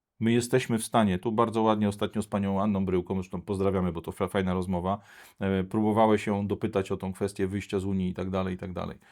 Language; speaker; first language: Polish; native; Polish